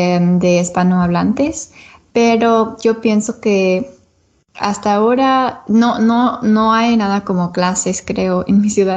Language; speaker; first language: Spanish; non-native, learner; English